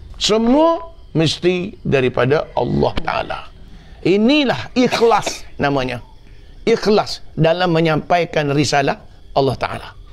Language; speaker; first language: Malay; native; Malay